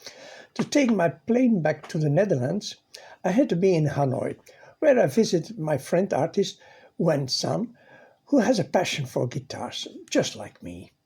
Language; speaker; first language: English; non-native, fluent; Dutch